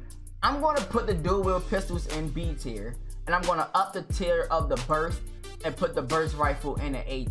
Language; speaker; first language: English; native; English